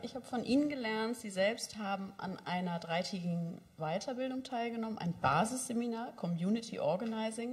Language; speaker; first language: German; native; German